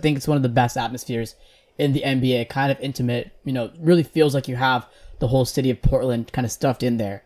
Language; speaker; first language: English; native; English